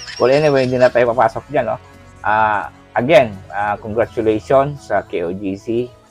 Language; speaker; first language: Filipino; non-native, local second language; Cebuano